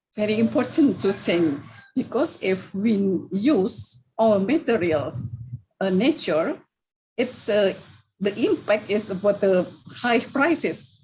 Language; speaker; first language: English; non-native, learner; Indonesian